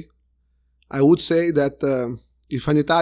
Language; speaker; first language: English; non-native, fluent; Italian